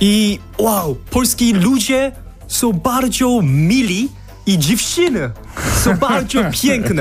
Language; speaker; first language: Polish; non-native, learner; Korean